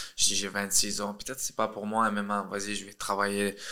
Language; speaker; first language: French; early bilingual, other home language; Russian